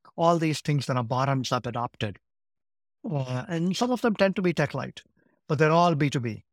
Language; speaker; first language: English; non-native, local second language; Gujarati